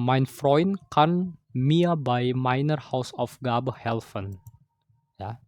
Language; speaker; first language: German; non-native, fluent; Indonesian